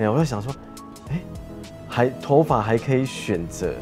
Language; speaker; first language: Chinese; native; Chinese